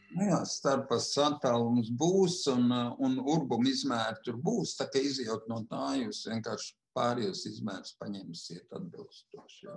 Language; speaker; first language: Latvian; native; Latvian